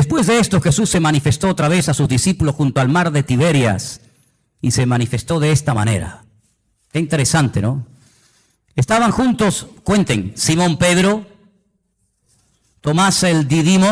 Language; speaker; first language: Spanish; native; Spanish